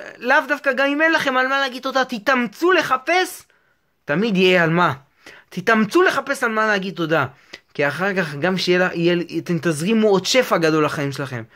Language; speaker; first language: Hebrew; native; Hebrew